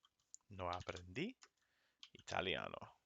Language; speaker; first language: Spanish; non-native, fluent; English